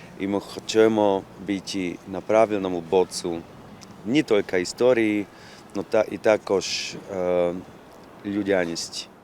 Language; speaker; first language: Ukrainian; non-native, learner; Slovak